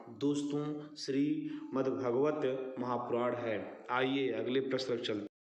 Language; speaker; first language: Hindi; native; Hindi